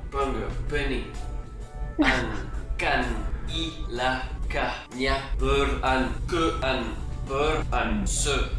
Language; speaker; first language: Indonesian; non-native, learner; French